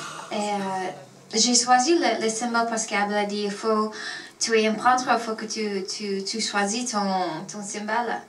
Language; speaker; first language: French; non-native, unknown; English